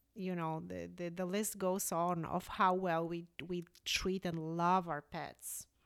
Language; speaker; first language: English; early bilingual, other home language; Polish